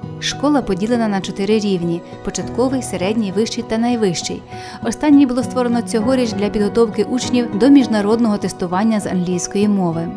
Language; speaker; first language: Ukrainian; native; Ukrainian